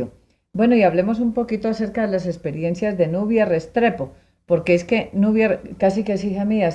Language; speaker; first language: Spanish; native; Spanish